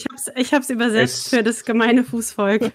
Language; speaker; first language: German; native; German